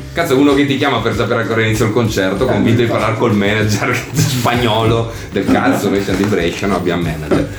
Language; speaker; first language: Italian; native; Italian